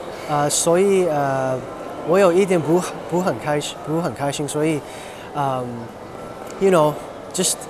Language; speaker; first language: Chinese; non-native, learner; Cantonese